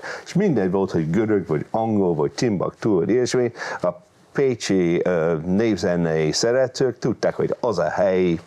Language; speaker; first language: Hungarian; non-native, fluent; English